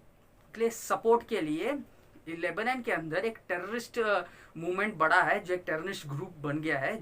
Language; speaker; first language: Hindi; non-native, local second language; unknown